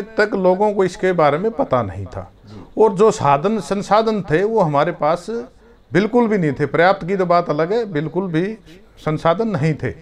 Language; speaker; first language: Hindi; native; Hindi